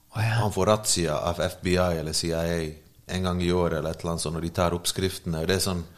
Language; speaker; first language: Norwegian; early bilingual, other home language; Bosnian